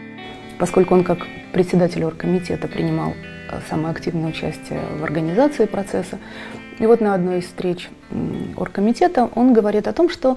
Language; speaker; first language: Russian; native; Russian